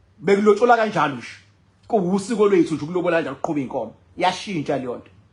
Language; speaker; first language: Zulu; native; Zulu